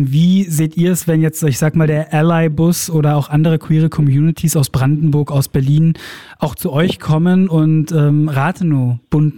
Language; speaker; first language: German; native; German